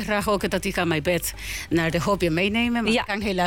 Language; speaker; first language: Dutch; non-native, learner; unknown